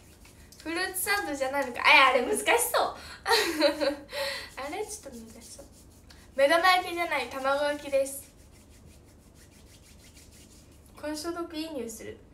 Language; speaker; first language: Japanese; native; Japanese